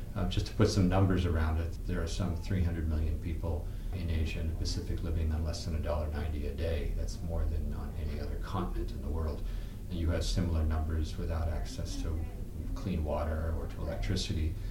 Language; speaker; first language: English; native; English